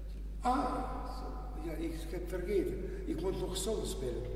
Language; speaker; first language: Dutch; non-native, learner; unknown